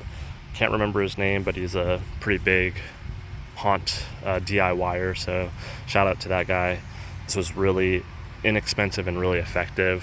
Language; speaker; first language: English; native; English